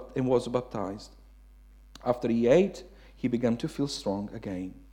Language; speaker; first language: English; non-native, fluent; Italian